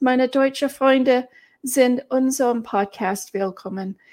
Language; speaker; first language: German; non-native, learner; English